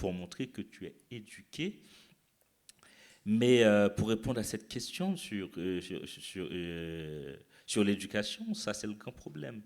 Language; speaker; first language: French; non-native, local second language; Haitian Creole